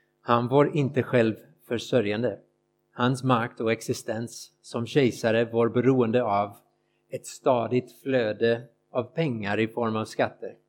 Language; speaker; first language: Swedish; non-native, fluent; English